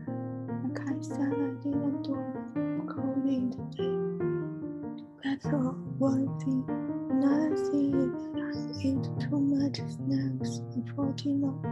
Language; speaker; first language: English; non-native, learner; Chinese